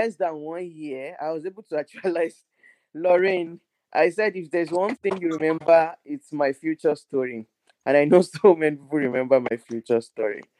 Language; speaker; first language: English; non-native, local second language; Yoruba